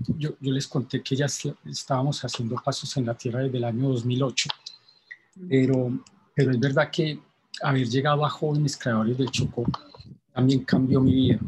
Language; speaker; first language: Spanish; native; Spanish